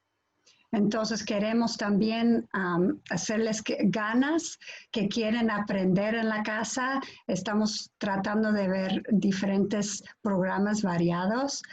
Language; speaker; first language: Spanish; non-native, fluent; English